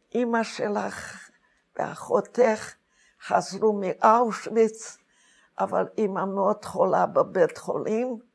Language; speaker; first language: Hebrew; non-native, fluent; Hungarian